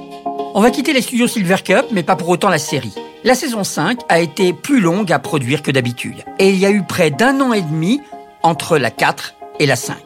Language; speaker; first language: French; native; French